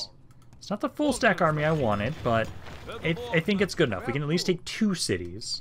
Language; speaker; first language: English; native; English